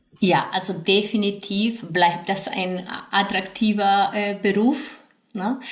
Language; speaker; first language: German; non-native, fluent; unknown